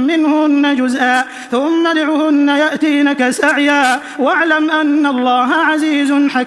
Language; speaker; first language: Arabic; native; Arabic